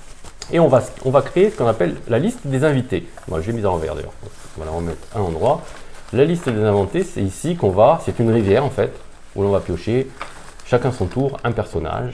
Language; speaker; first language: French; native; French